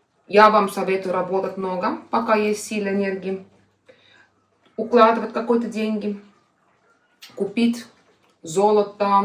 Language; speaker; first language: Russian; non-native, fluent; Estonian